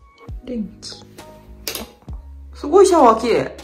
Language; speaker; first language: Japanese; native; Japanese